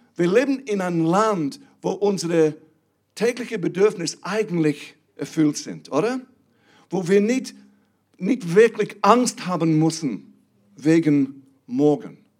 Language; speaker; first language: German; non-native, fluent; English